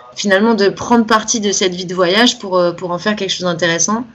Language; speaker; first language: French; native; French